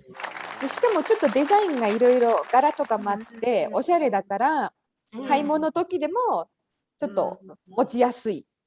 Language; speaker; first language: Japanese; native; Japanese